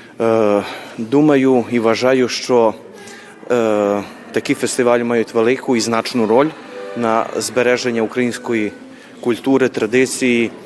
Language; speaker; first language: Ukrainian; early bilingual, heritage; Ukrainian